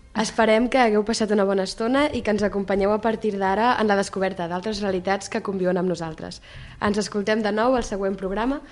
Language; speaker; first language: Catalan; native; Catalan